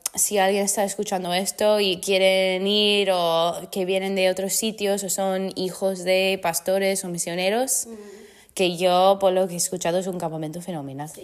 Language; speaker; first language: Spanish; non-native, fluent; English